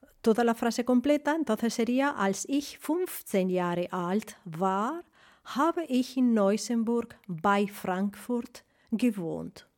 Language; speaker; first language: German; non-native, fluent; Spanish